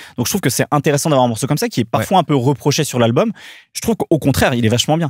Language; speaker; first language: French; native; French